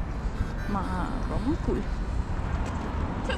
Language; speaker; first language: French; non-native, fluent; Italian